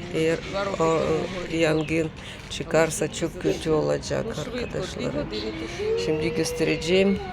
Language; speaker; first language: Turkish; non-native, learner; Russian